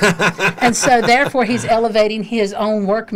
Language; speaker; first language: English; native; English